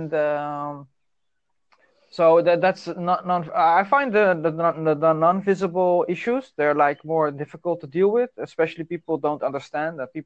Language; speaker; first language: English; non-native, fluent; Dutch